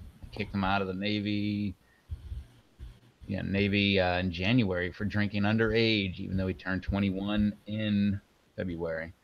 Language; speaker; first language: English; native; English